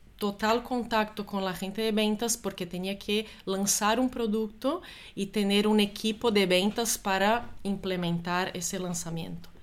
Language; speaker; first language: Spanish; non-native, fluent; Portuguese